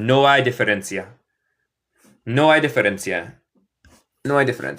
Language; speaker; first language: Spanish; non-native, fluent; English